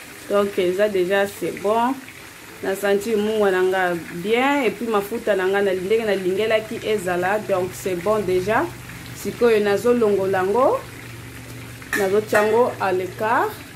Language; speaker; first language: French; non-native, local second language; Lingala